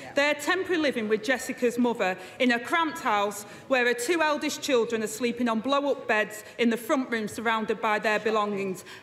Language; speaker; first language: English; native; English